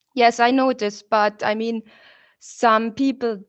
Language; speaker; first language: English; non-native, fluent; German